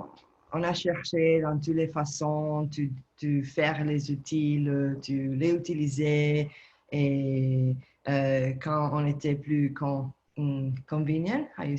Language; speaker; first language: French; non-native, learner; Italian